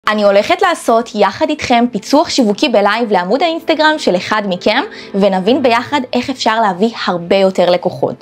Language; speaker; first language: Hebrew; native; Hebrew